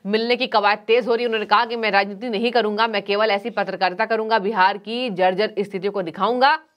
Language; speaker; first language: Hindi; native; Hindi